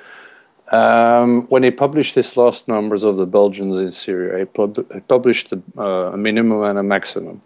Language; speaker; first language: English; non-native, fluent; Dutch